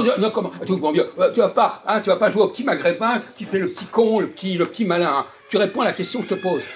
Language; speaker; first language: French; native; French